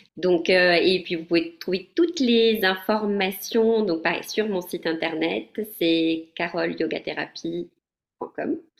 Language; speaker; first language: French; non-native, fluent; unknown